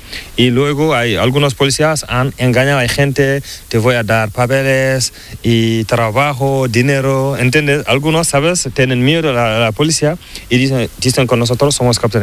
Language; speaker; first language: Spanish; non-native, learner; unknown